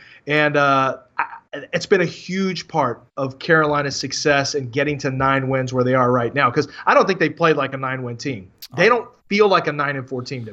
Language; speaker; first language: English; native; English